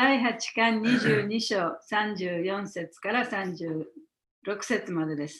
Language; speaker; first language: Japanese; native; Japanese